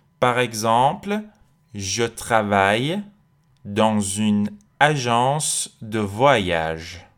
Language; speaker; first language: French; non-native, fluent; Persian